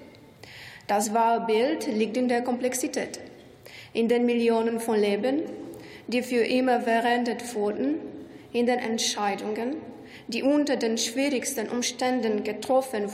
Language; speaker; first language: German; non-native, fluent; Romanian